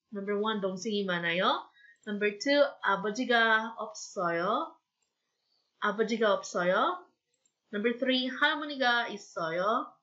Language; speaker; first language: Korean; non-native, fluent; Filipino